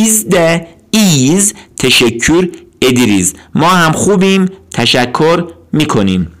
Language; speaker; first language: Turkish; non-native, fluent; Persian